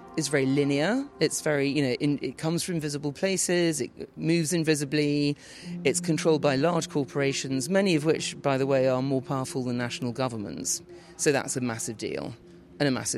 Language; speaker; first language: English; native; English